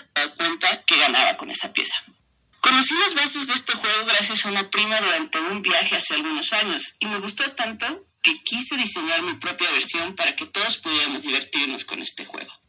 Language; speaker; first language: Spanish; native; Spanish